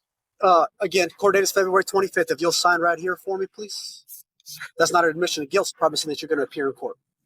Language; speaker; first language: English; native; English